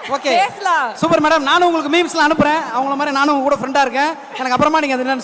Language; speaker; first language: Tamil; native; Tamil